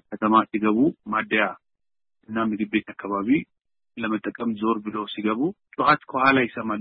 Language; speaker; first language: Amharic; non-native, local second language; Somali